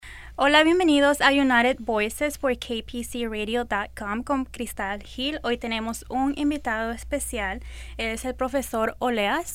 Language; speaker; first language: Spanish; early bilingual, other home language; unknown